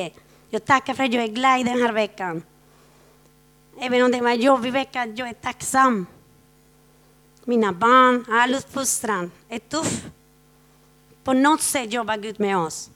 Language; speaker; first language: Swedish; non-native, fluent; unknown